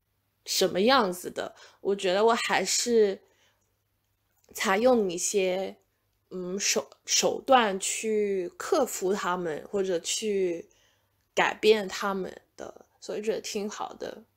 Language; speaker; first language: Chinese; non-native, fluent; English